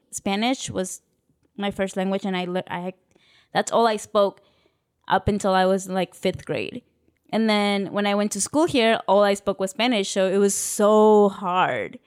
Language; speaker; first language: English; early bilingual, other home language; Spanish